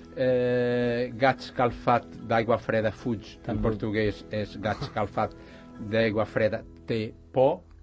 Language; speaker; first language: Catalan; non-native, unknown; Portuguese